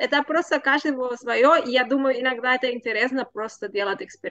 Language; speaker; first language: Russian; non-native, learner; Spanish